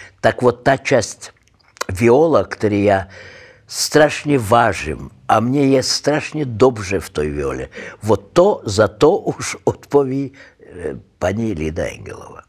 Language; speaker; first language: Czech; non-native, learner; Russian